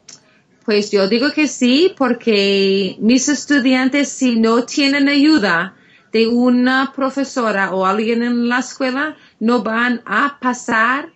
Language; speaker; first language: Spanish; non-native, fluent; English